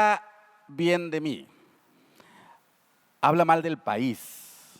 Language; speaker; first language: Spanish; native; Spanish